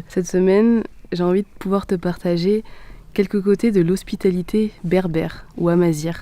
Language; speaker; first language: French; native; French